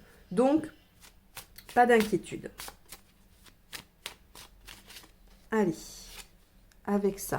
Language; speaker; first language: French; native; French